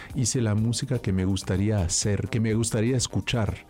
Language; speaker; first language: Spanish; early bilingual, heritage; French